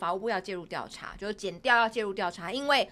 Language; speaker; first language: Chinese; native; Chinese